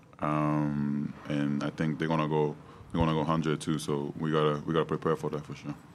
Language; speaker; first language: English; non-native, fluent; Japanese